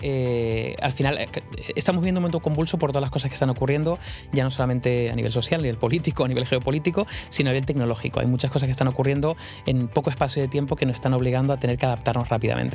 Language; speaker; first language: Spanish; native; Spanish